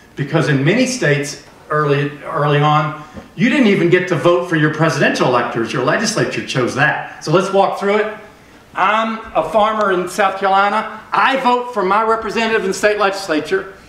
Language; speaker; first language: English; native; English